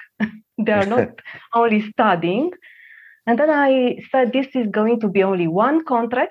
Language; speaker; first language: English; non-native, fluent; Romanian